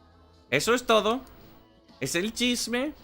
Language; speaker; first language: Spanish; non-native, learner; English